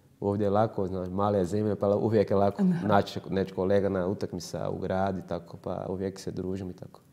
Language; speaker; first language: Croatian; non-native, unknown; Portuguese